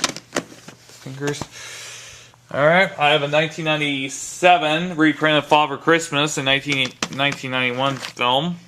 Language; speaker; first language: English; native; English